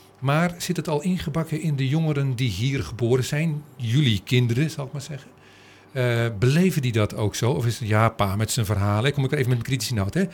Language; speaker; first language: Dutch; native; Dutch